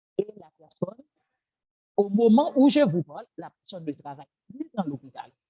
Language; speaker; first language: French; non-native, local second language; Haitian Creole